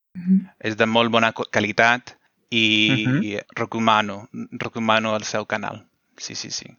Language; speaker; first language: Catalan; non-native, fluent; English